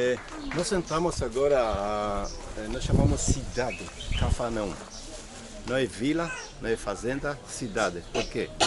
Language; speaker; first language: Portuguese; non-native, fluent; Hebrew